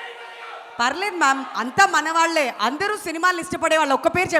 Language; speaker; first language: Telugu; native; Telugu